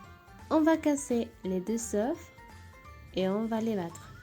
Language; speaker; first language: French; non-native, fluent; Spanish